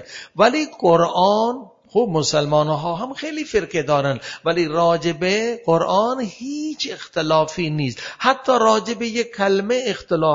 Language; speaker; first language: Persian; non-native, fluent; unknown